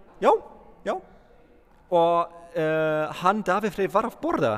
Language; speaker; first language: Icelandic; non-native, fluent; Polish